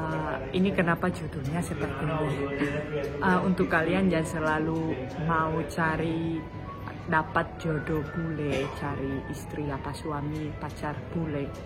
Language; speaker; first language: Indonesian; non-native, fluent; Spanish